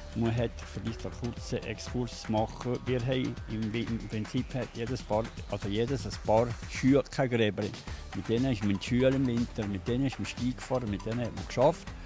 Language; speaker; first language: German; native; German